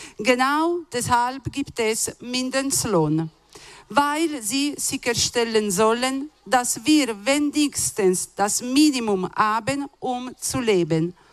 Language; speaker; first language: German; non-native, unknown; Italian